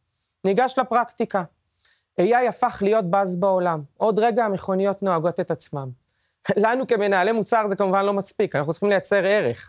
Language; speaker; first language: Hebrew; native; Hebrew